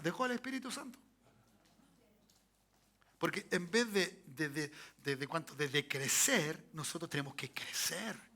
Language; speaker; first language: Spanish; native; Spanish